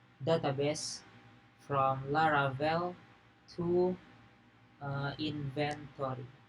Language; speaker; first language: English; non-native, learner; Indonesian